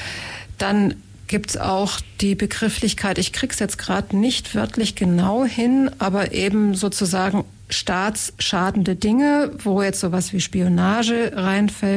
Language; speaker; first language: German; native; German